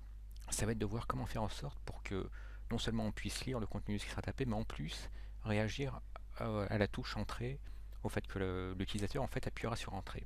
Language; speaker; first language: French; native; French